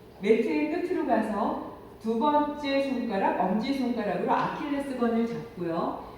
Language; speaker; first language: Korean; native; Korean